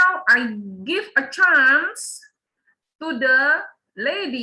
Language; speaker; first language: English; non-native, learner; Indonesian